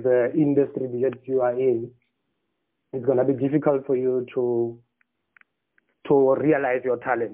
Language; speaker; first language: English; non-native, local second language; Tswana